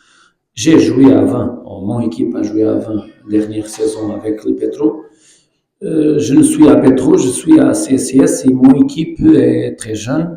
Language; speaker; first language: French; non-native, learner; Portuguese